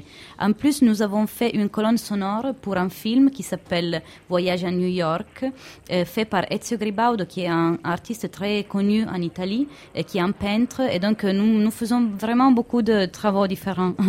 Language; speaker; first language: French; non-native, fluent; Italian